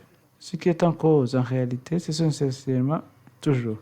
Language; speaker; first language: French; non-native, learner; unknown